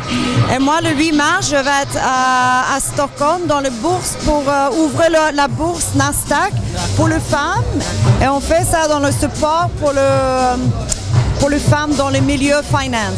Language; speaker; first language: French; non-native, fluent; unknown